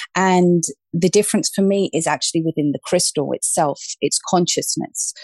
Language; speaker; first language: English; native; English